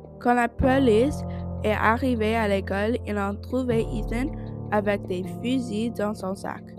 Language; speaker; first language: French; non-native, learner; English